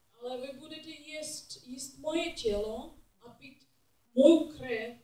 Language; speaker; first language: Czech; non-native, learner; English